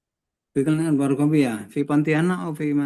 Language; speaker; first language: Arabic; non-native, fluent; Indonesian